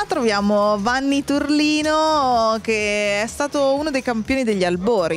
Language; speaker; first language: Italian; native; Italian